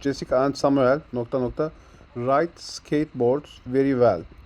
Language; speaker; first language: English; non-native, learner; Turkish